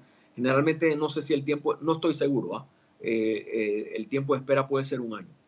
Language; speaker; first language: Spanish; native; Spanish